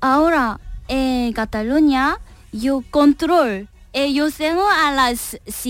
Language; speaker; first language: Spanish; non-native, learner; Korean